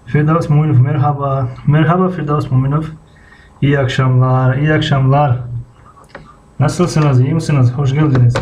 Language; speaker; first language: Turkish; non-native, fluent; Tajik